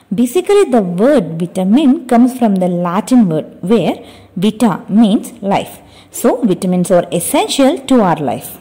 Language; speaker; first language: English; non-native, local second language; Telugu